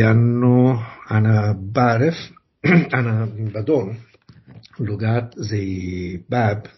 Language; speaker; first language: Arabic; non-native, learner; Italian